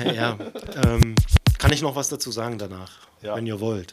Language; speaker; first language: German; native; German